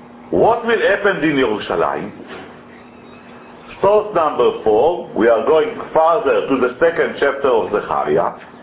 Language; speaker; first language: English; non-native, fluent; Hebrew